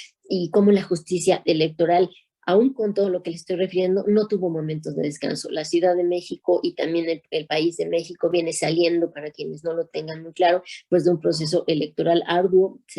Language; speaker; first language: Spanish; native; Spanish